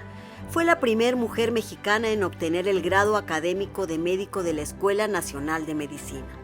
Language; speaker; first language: Spanish; native; Spanish